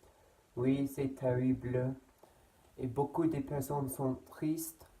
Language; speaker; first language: French; non-native, learner; English